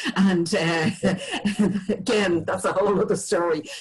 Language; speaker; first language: English; native; English